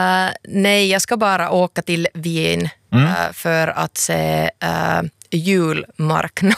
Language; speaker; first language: Swedish; non-native, local second language; Finnish